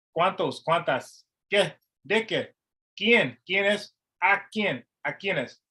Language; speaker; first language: Spanish; non-native, learner; English